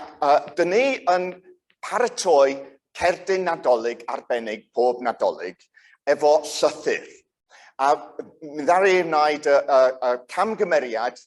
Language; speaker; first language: Welsh; non-native, local second language; English